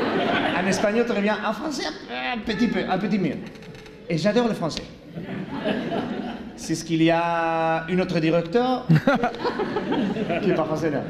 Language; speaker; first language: French; non-native, learner; Spanish